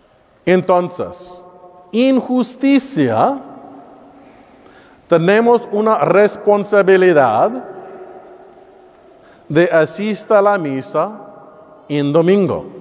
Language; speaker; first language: Spanish; non-native, learner; English